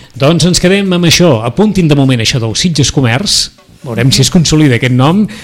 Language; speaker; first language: Catalan; native; Catalan